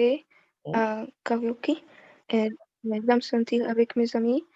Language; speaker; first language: French; non-native, learner; Arabic